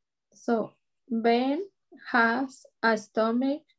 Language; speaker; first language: English; non-native, learner; Spanish